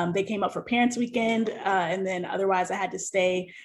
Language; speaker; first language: English; native; English